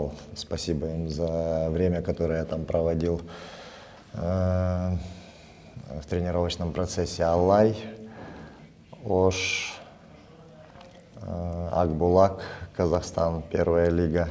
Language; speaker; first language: Russian; native; Russian